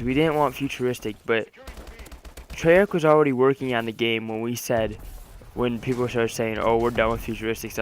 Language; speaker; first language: English; native; English